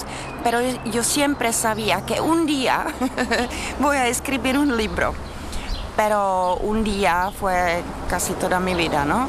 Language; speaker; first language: Spanish; non-native, fluent; Czech